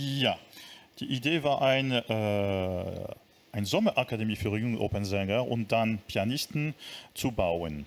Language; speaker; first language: German; non-native, fluent; French